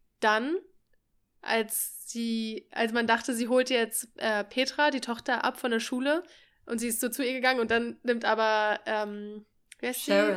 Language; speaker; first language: German; native; German